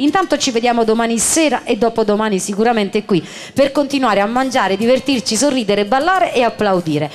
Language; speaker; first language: Italian; native; Italian